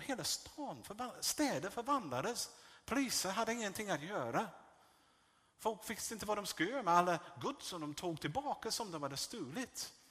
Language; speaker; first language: Swedish; non-native, fluent; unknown